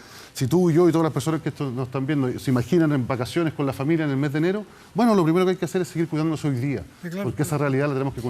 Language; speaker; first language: Spanish; native; Spanish